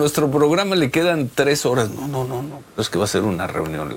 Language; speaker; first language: Spanish; native; Spanish